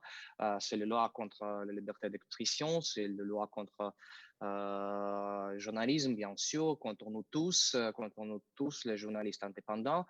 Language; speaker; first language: French; non-native, fluent; Russian